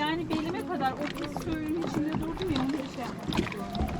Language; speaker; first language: Turkish; native; Turkish